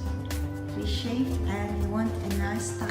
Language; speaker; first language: English; non-native, fluent; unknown